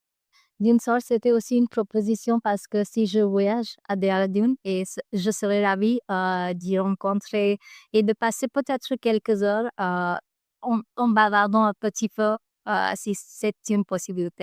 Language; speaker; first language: French; non-native, fluent; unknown